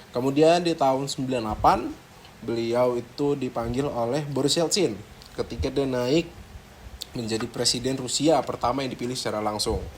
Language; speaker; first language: Indonesian; native; Indonesian